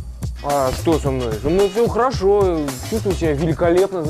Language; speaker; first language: Russian; native; Russian